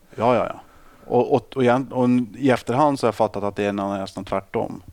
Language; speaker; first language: Swedish; native; Swedish